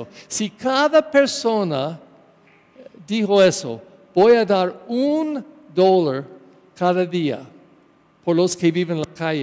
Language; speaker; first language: Spanish; non-native, learner; English